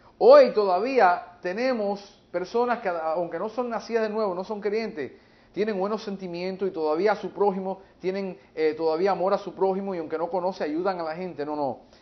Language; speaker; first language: Spanish; early bilingual, heritage; English